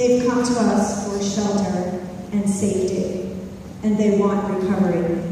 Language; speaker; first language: English; native; English